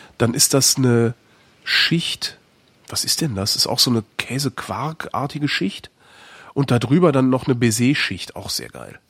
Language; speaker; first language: German; native; German